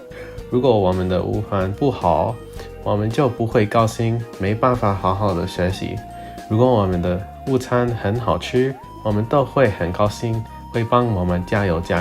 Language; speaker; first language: Chinese; non-native, learner; English